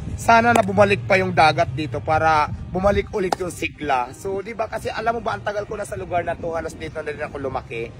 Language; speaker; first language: Filipino; native; Filipino